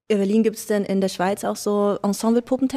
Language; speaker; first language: German; native; German